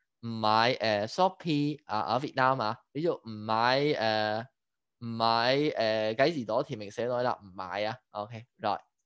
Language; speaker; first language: Vietnamese; non-native, fluent; Cantonese